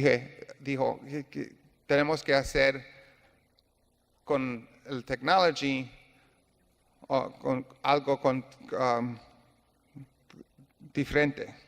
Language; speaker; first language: Spanish; non-native, learner; English